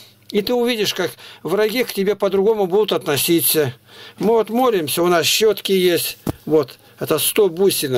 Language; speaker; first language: Russian; native; Russian